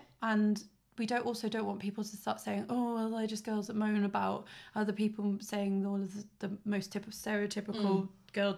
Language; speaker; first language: English; native; English